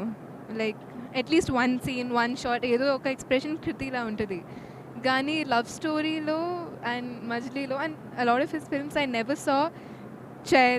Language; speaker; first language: Telugu; non-native, fluent; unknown